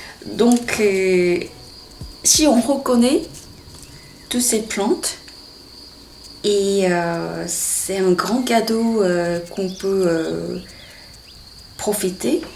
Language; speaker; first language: French; non-native, fluent; Korean